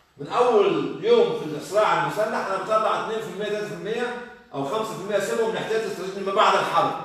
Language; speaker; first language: Arabic; native; Arabic